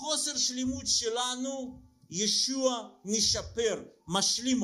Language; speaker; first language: Hebrew; non-native, fluent; Russian